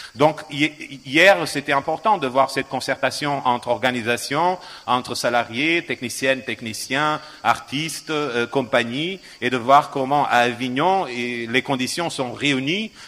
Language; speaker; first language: French; non-native, fluent; Portuguese